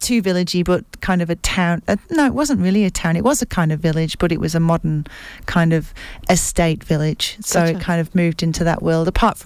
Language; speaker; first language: English; native; English